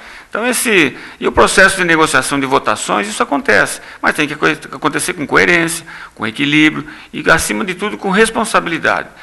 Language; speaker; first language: Portuguese; native; Portuguese